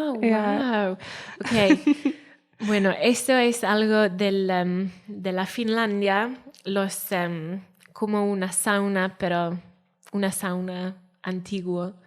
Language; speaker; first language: Spanish; non-native, learner; Welsh